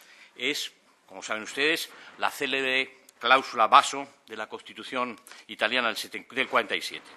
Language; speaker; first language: Spanish; native; Spanish